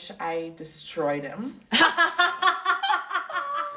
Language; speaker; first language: English; native; English